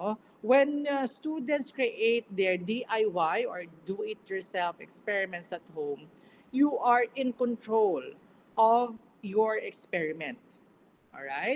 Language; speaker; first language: English; non-native, local second language; Filipino